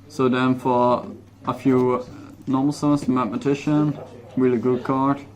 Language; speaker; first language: English; non-native, fluent; Dutch